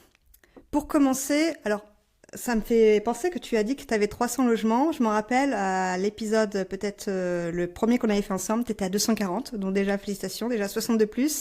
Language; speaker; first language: French; native; French